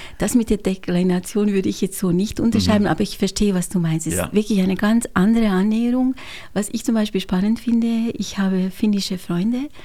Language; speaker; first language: German; non-native, fluent; Hungarian